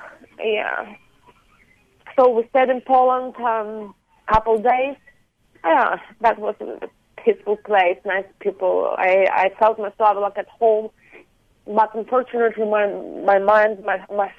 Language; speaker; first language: English; non-native, fluent; Ukrainian